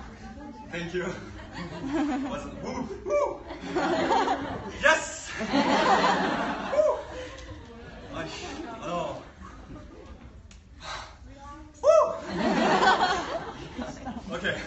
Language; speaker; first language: English; non-native, learner; French